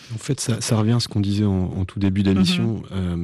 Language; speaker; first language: French; native; French